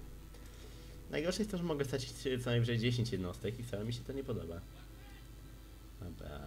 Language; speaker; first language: Polish; native; Polish